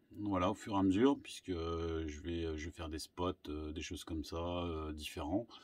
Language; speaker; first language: French; native; French